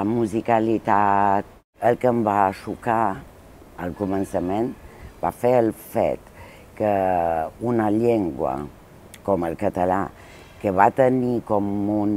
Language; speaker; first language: Catalan; non-native, fluent; Romanian